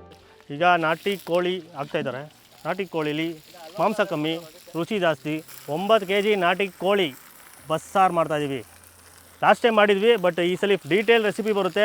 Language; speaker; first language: Kannada; native; Kannada